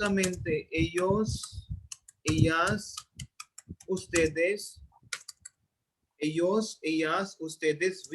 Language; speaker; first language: Spanish; non-native, fluent; Hindi